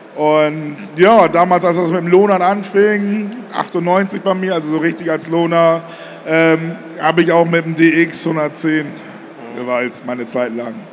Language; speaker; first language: German; native; German